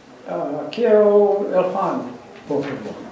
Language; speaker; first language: Spanish; non-native, learner; English